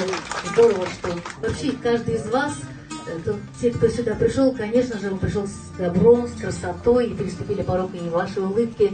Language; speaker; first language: Russian; native; Russian